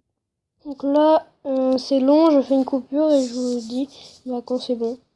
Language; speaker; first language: French; native; French